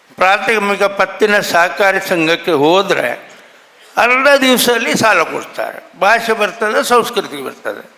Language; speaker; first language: Kannada; non-native, local second language; Tulu